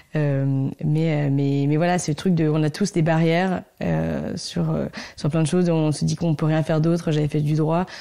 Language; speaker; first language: French; native; French